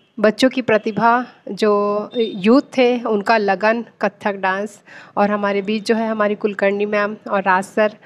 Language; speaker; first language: Hindi; native; Hindi